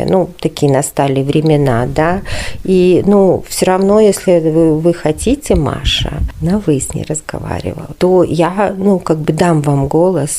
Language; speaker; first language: Russian; native; Russian